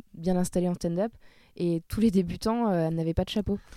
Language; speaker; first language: French; native; French